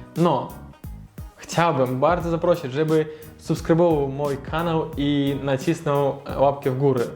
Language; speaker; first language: Polish; non-native, learner; Russian